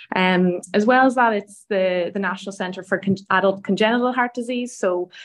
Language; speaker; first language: English; native; English